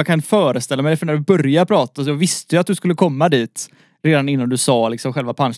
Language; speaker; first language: Swedish; native; Swedish